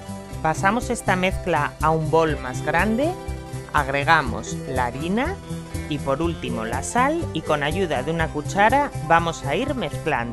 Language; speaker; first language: Spanish; native; Spanish